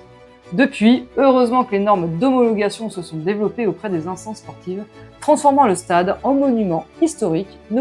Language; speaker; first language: French; native; French